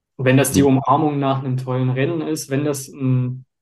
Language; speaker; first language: German; native; German